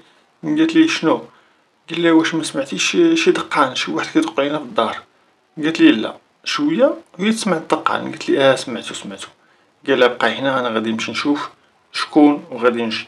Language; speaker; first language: Arabic; native; Arabic